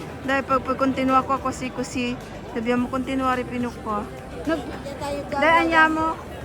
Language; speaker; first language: Italian; non-native, learner; Filipino